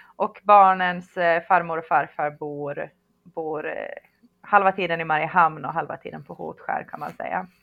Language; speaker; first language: Swedish; native; Swedish